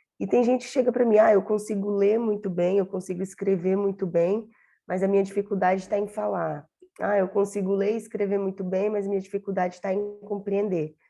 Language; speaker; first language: Portuguese; native; Portuguese